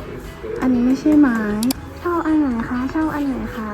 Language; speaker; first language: Thai; native; Thai